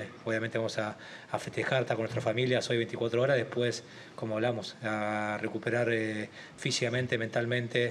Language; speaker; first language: Spanish; native; Spanish